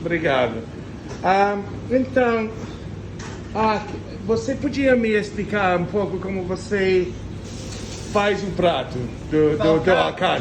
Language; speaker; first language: Portuguese; non-native, learner; English